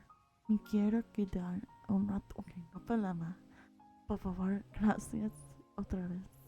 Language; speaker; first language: Spanish; early bilingual, heritage; English